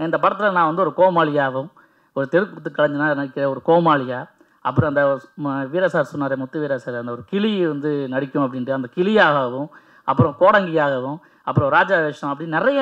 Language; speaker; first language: Tamil; native; Tamil